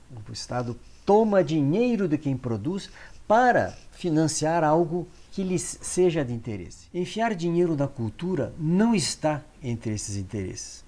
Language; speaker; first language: Portuguese; native; Portuguese